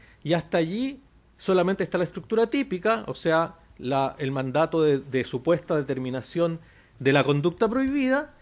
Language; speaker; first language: Spanish; native; Spanish